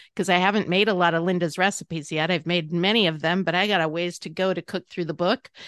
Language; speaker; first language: English; native; English